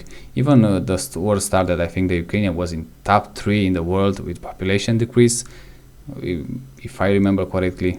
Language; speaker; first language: English; non-native, fluent; Romanian